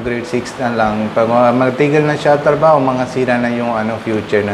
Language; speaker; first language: Filipino; non-native, learner; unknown